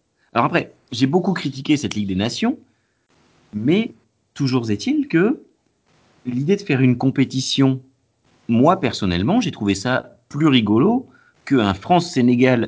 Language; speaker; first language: French; native; French